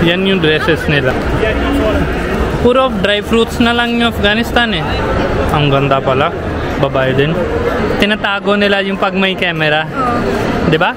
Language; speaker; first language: Filipino; non-native, learner; Hindi